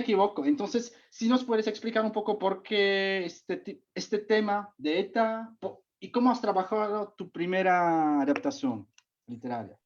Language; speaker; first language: Spanish; non-native, fluent; Czech